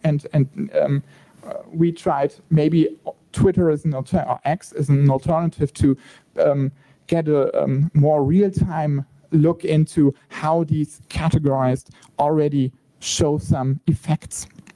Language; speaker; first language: English; non-native, fluent; German